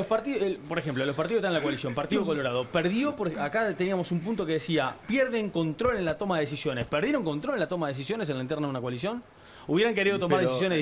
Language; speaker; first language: Spanish; native; Spanish